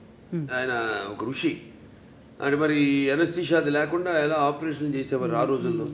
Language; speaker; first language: Telugu; native; Telugu